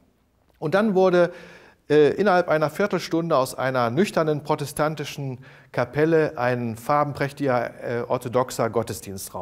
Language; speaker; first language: German; native; German